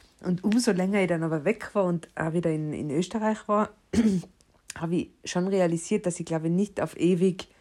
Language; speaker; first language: German; native; German